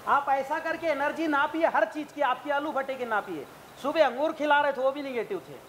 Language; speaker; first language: Hindi; native; Hindi